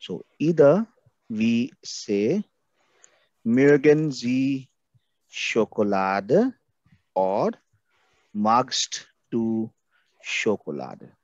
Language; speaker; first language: German; non-native, fluent; Hindi